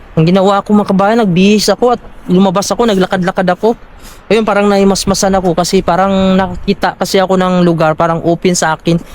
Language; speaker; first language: Filipino; non-native, local second language; Cebuano